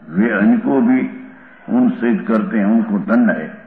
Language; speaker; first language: Hindi; non-native, local second language; Gujarati